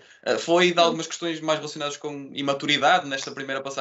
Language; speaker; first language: Portuguese; native; Portuguese